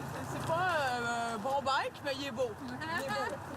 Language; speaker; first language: French; native; French